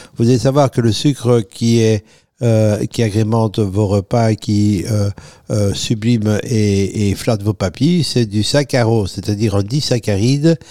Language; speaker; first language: French; non-native, fluent; Italian